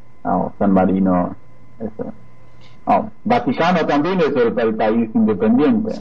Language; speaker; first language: Spanish; non-native, fluent; Polish